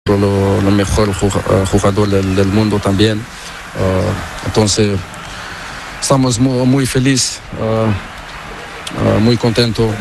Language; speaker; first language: Spanish; non-native, learner; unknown